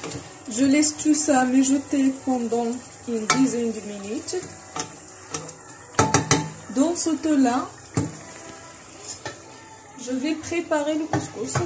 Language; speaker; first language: French; non-native, local second language; Arabic